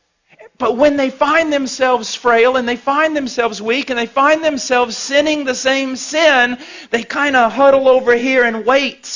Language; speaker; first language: English; native; English